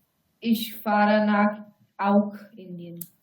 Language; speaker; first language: German; non-native, learner; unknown